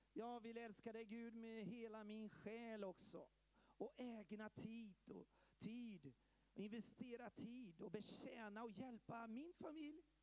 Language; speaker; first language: Swedish; early bilingual, heritage; Swedish